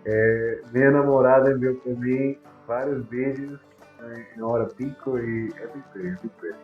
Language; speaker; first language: Portuguese; non-native, fluent; Spanish